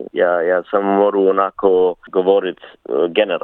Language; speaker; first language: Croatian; early bilingual, heritage; Bosnian